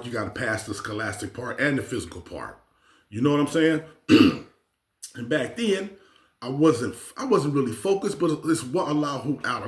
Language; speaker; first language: English; native; English